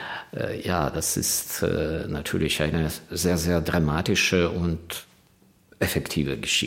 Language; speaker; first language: German; non-native, fluent; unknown